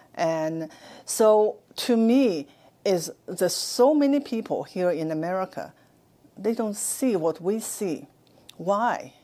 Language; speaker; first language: English; non-native, fluent; Chinese